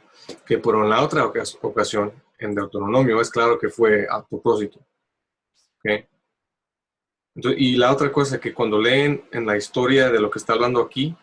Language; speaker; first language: Spanish; early bilingual, heritage; Spanish